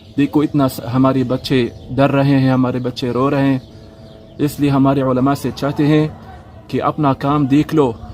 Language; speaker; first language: Urdu; non-native, learner; Arabic